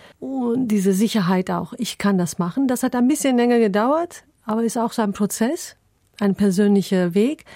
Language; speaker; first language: German; early bilingual, other home language; Turkish